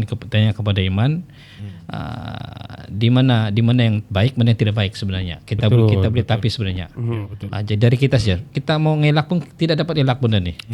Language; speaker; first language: Malay; native; Malay